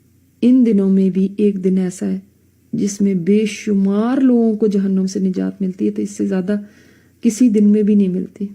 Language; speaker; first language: Urdu; native; Urdu